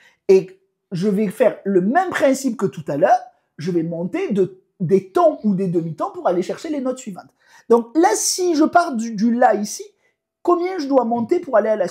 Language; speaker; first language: French; native; French